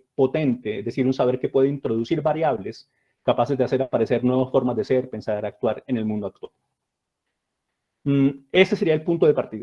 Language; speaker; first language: Spanish; native; Spanish